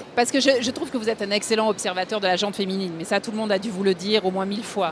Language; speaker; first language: French; native; French